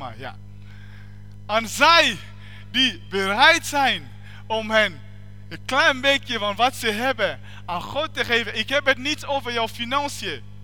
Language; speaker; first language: Dutch; non-native, fluent; French